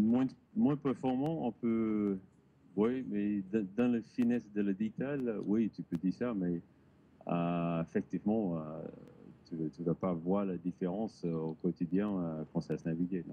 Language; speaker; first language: French; non-native, learner; English